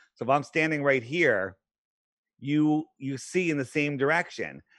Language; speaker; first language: English; native; English